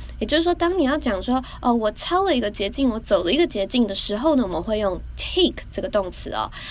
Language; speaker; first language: Chinese; native; Chinese